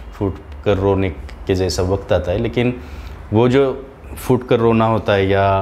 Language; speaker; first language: Hindi; non-native, local second language; Marathi